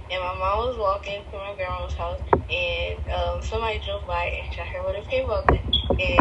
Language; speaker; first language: English; native; English